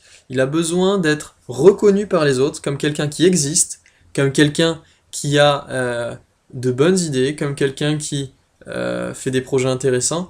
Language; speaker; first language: French; native; French